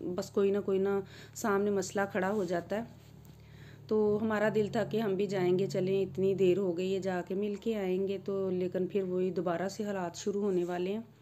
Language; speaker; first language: Urdu; non-native, local second language; Punjabi